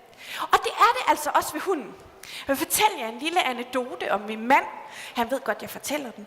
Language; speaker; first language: Danish; native; Danish